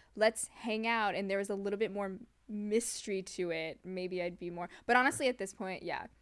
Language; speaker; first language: English; native; English